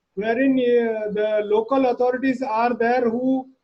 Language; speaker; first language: English; non-native, local second language; Kannada